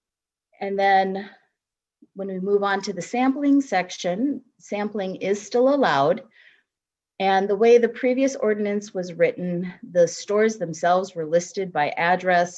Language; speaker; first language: English; native; English